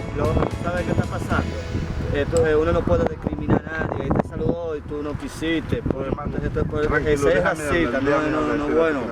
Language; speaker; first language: Spanish; native; Spanish